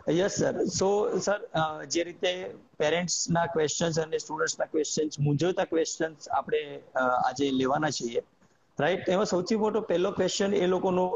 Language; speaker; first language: Gujarati; native; Gujarati